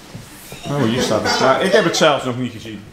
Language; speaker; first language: Dutch; native; Dutch